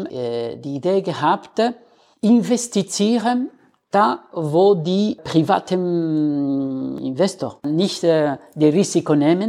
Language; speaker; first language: German; non-native, learner; Spanish